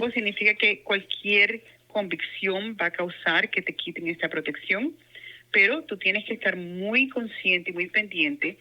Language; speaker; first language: Spanish; non-native, local second language; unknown